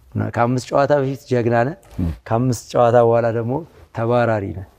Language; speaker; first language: Amharic; native; Amharic